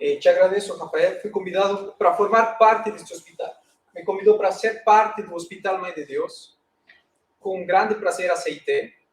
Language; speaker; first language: Portuguese; non-native, fluent; Spanish